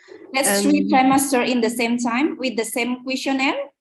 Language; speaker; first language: English; non-native, fluent; Indonesian